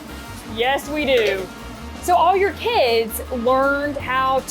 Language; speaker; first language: English; native; English